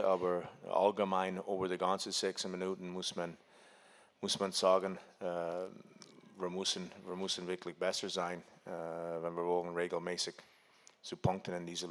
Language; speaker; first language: German; non-native, fluent; English